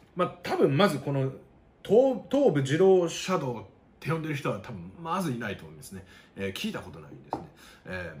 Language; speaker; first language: Japanese; native; Japanese